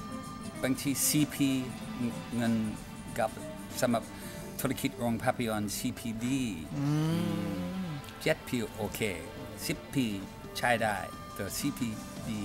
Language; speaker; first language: Thai; non-native, learner; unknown